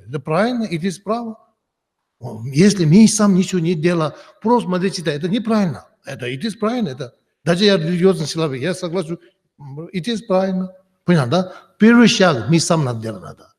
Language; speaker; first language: Russian; non-native, learner; Tibetan